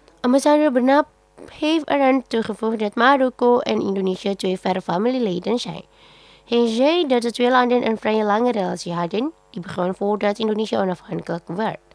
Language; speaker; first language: Dutch; non-native, fluent; Indonesian